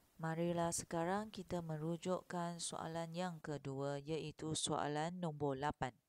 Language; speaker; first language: Malay; non-native, local second language; Chinese